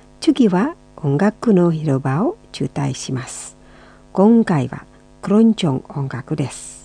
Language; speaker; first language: Japanese; non-native, fluent; Indonesian